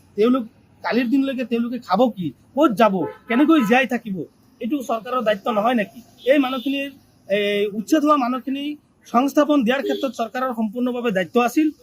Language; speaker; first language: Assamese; non-native, local second language; Bangla